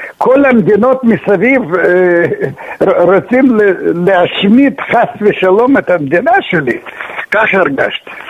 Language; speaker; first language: Hebrew; non-native, fluent; Russian